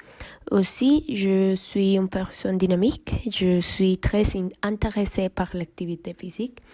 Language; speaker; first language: French; non-native, learner; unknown